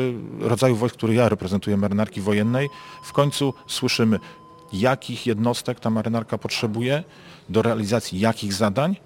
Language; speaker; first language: Polish; native; Polish